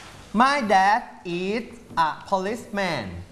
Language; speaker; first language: English; non-native, fluent; Thai